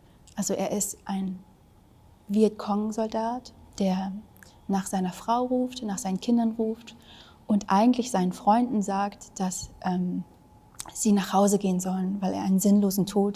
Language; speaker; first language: German; early bilingual, other home language; Vietnamese